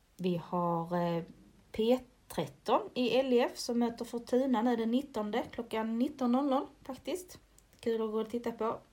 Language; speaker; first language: Swedish; native; Swedish